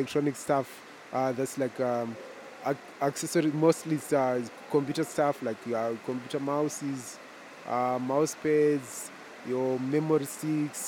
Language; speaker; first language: English; non-native, local second language; Shona